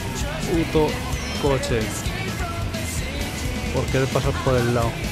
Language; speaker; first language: Spanish; native; Spanish